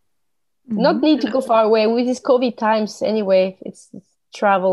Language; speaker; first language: English; non-native, fluent; French